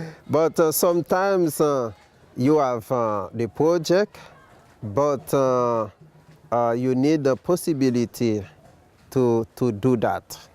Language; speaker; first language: English; non-native, local second language; Haitian Creole